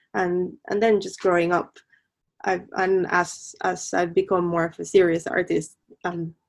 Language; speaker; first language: English; non-native, fluent; Spanish